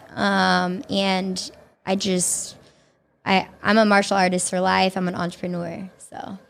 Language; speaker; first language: English; early bilingual, other home language; Italian